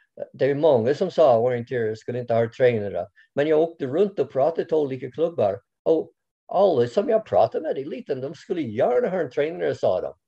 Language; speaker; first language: Swedish; non-native, fluent; English